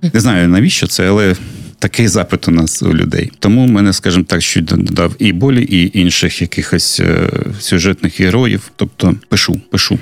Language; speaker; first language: Ukrainian; non-native, local second language; Russian